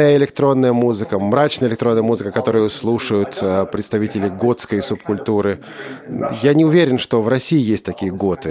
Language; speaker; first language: Russian; non-native, fluent; German